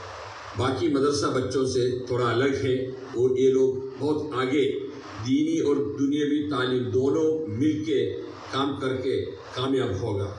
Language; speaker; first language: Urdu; non-native, local second language; Malayalam